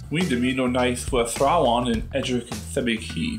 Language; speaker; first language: Welsh; non-native, learner; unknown